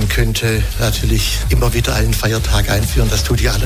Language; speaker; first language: German; native; German